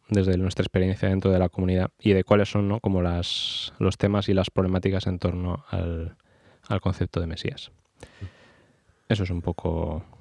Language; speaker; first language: Spanish; native; Spanish